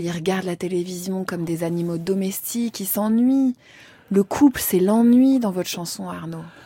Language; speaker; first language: French; native; French